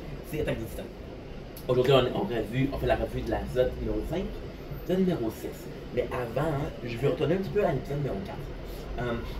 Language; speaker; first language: French; native; French